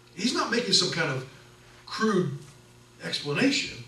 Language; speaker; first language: English; native; English